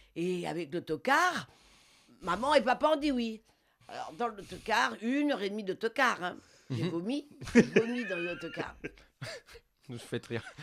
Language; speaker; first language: French; non-native, local second language; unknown